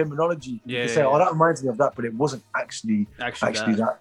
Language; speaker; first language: English; native; English